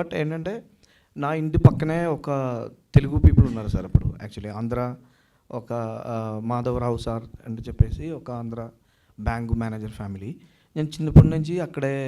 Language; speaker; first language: Telugu; non-native, local second language; Malayalam